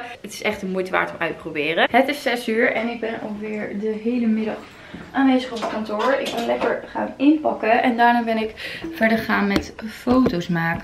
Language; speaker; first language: Dutch; native; Dutch